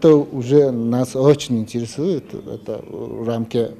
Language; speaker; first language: Russian; non-native, fluent; Mongolian